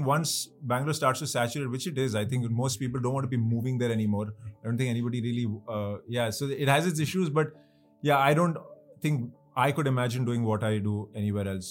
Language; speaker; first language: English; non-native, local second language; Hindi